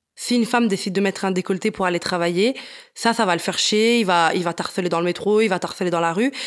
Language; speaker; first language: French; non-native, fluent; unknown